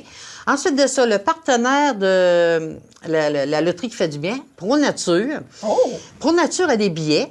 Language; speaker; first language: French; native; French